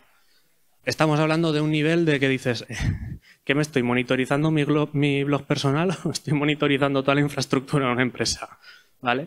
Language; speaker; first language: Spanish; native; Spanish